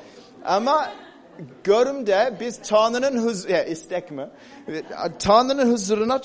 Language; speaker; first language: Turkish; non-native, fluent; English